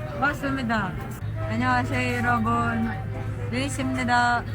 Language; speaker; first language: Korean; non-native, learner; Filipino